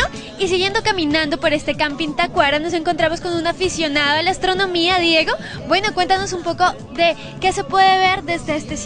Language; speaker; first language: Spanish; native; Spanish